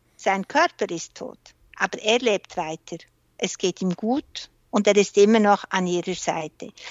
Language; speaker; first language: German; non-native, local second language; French